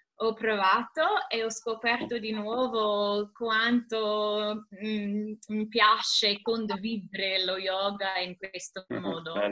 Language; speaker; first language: Italian; non-native, learner; English